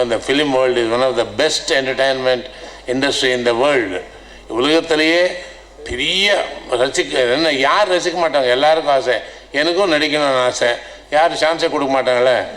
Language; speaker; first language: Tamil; non-native, learner; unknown